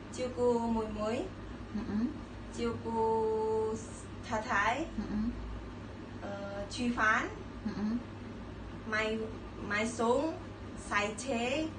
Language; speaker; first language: Cantonese; non-native, learner; Indonesian